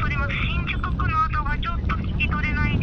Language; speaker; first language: Japanese; native; Japanese